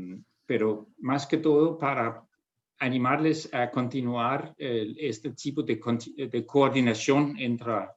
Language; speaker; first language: Spanish; non-native, fluent; Danish